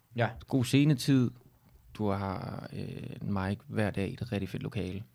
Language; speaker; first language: Danish; native; Danish